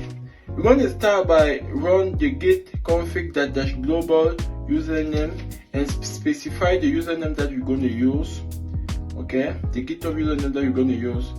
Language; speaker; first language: English; non-native, fluent; French